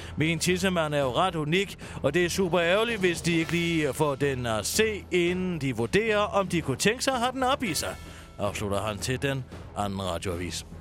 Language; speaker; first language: Danish; native; Danish